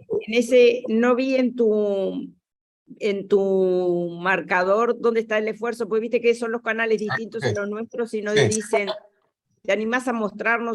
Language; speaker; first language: Spanish; native; Spanish